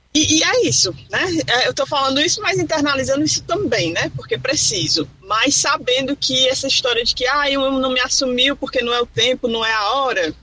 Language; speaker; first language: Portuguese; native; Portuguese